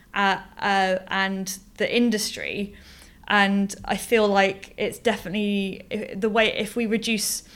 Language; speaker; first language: English; native; English